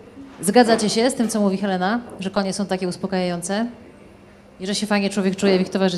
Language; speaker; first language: Polish; native; Polish